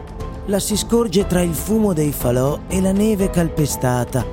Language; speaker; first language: Italian; native; Italian